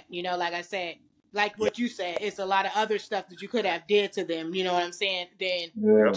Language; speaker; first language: English; native; English